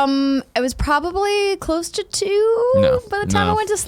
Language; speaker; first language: English; native; English